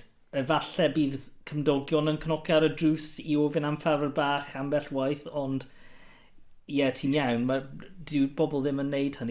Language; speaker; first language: Welsh; non-native, local second language; English